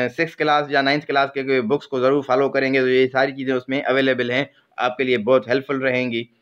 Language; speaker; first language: Urdu; non-native, local second language; Sindhi